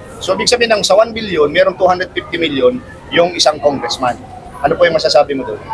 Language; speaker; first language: Filipino; native; Filipino